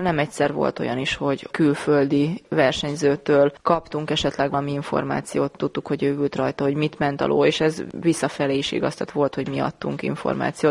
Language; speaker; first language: Hungarian; native; Hungarian